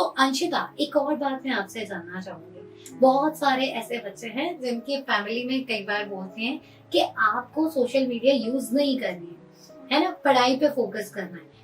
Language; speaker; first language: Hindi; native; Hindi